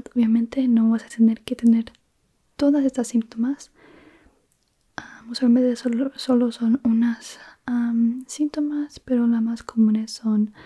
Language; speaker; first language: Spanish; early bilingual, heritage; Spanish